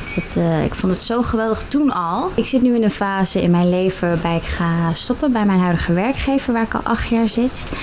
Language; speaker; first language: Dutch; native; Dutch